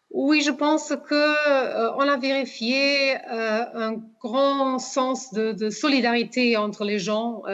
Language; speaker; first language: French; non-native, fluent; Portuguese